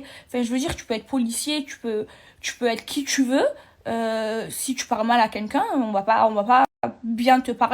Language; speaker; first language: French; native; French